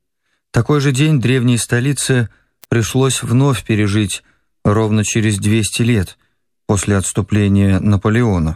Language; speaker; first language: Russian; native; Russian